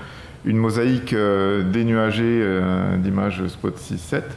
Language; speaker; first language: French; native; French